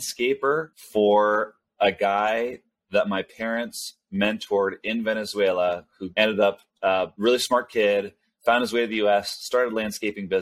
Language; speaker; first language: English; early bilingual, other home language; Spanish